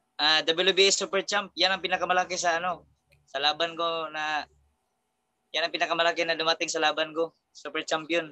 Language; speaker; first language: Filipino; non-native, local second language; Cebuano